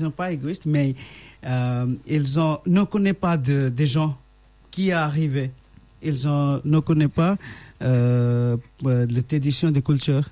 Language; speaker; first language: French; non-native, learner; Bangla